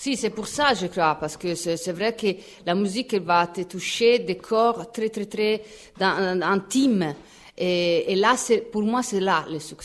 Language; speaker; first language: French; non-native, fluent; Italian